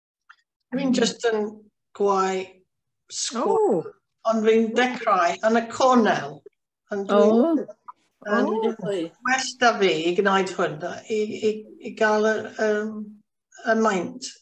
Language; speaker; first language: Welsh; non-native, learner; English